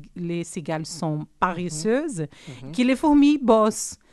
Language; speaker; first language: French; non-native, fluent; Portuguese